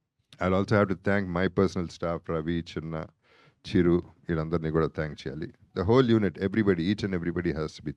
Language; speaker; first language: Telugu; native; Telugu